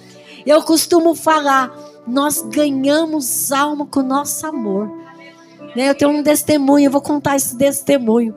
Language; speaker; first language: Portuguese; native; Portuguese